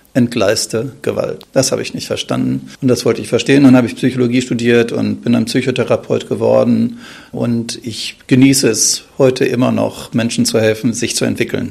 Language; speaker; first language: German; native; German